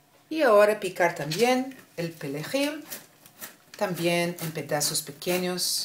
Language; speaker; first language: Spanish; non-native, learner; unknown